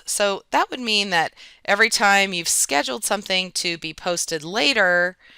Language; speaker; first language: English; native; English